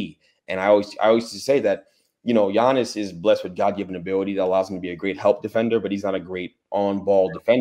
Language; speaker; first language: English; native; English